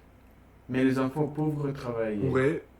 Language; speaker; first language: French; non-native, learner; Russian